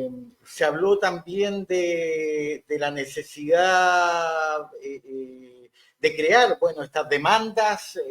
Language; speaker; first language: Spanish; native; Spanish